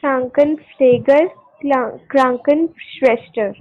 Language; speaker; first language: German; non-native, learner; Hindi